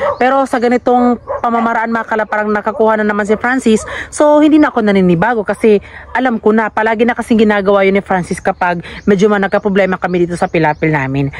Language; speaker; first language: Filipino; non-native, local second language; Cebuano